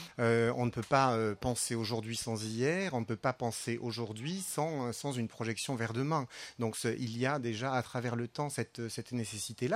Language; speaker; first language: French; native; French